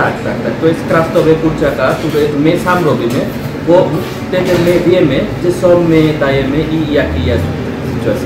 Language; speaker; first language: Polish; non-native, learner; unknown